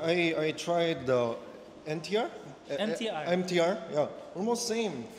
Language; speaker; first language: English; non-native, learner; Korean